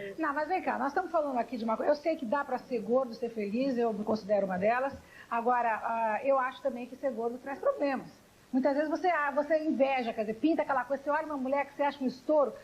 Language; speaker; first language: Portuguese; native; Portuguese